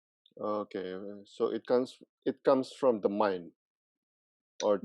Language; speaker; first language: English; non-native, fluent; Indonesian